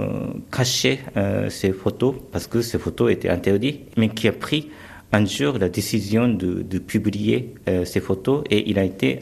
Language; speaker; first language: French; early bilingual, other home language; Japanese